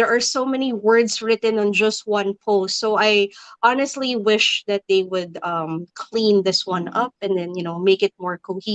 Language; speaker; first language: English; non-native, local second language; Filipino